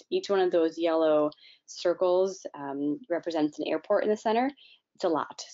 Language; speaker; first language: English; native; English